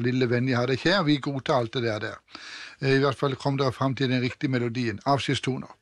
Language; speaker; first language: Norwegian; native; Norwegian